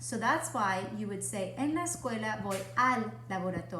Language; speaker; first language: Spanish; non-native, fluent; English